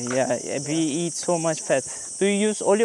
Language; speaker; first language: English; non-native, learner; Turkish